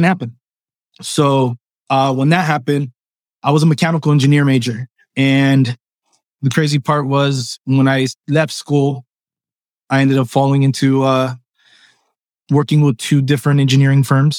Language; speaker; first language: English; early bilingual, other home language; Spanish